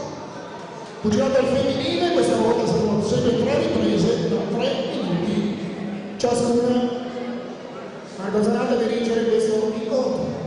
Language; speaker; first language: Italian; native; Italian